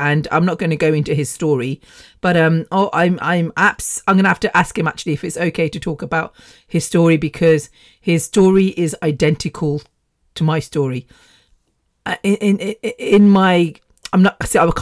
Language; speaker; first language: English; native; English